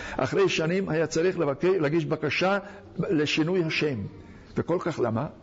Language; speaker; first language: Hebrew; non-native, fluent; Hungarian